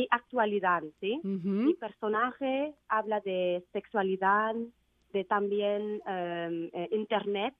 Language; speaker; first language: Spanish; non-native, learner; Vietnamese